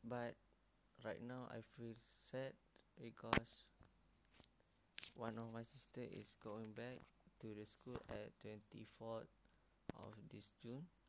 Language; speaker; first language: English; non-native, learner; Malay